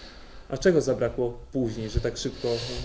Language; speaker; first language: Polish; native; Polish